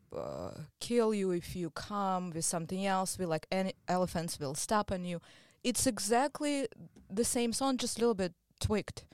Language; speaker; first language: English; non-native, fluent; Russian